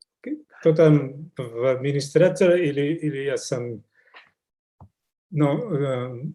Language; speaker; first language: Russian; non-native, learner; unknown